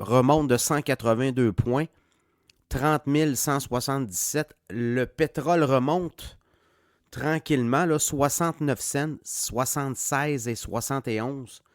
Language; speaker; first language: French; native; French